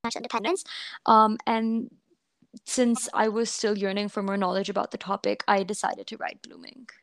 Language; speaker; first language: English; non-native, local second language; Hindi